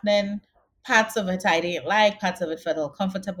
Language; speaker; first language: English; non-native, local second language; Akan